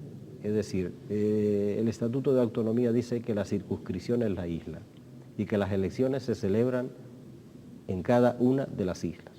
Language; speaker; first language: Spanish; native; Spanish